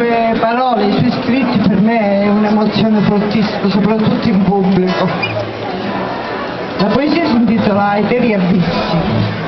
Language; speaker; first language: Italian; native; Italian